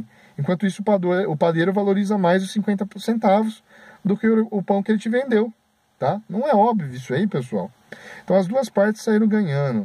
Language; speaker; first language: Portuguese; native; Portuguese